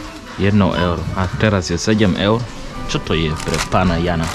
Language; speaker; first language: Slovak; non-native, learner; English